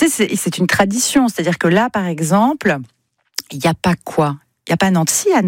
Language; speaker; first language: French; native; French